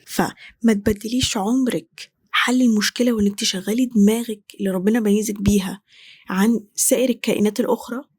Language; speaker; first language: Arabic; native; Arabic